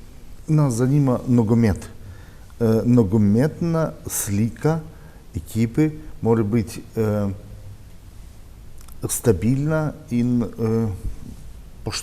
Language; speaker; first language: Slovenian; non-native, learner; Russian